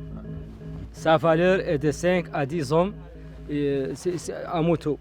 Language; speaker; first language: French; non-native, local second language; Arabic